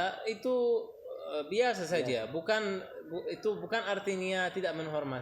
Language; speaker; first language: Indonesian; non-native, learner; Arabic